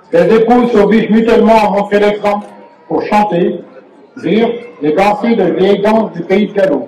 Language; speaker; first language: French; native; French